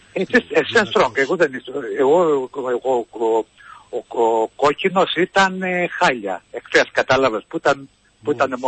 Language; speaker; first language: Greek; non-native, learner; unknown